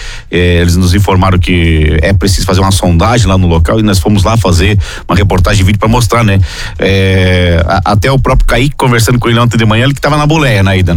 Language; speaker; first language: Portuguese; native; Portuguese